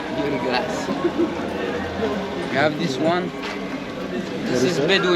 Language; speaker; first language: English; non-native, learner; Arabic